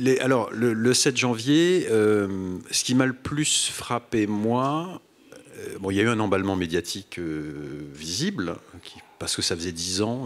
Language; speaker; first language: French; native; French